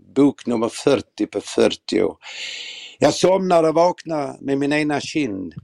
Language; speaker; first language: Swedish; native; Swedish